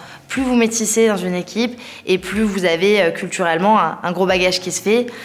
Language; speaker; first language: French; native; French